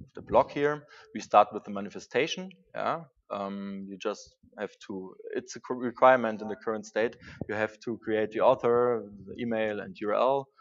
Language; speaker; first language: English; non-native, fluent; German